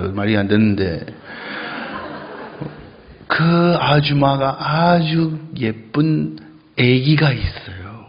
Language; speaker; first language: Korean; non-native, fluent; English